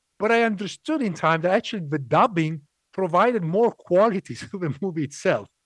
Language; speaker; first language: English; non-native, fluent; Italian